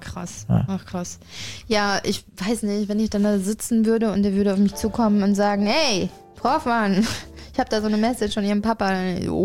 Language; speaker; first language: German; native; German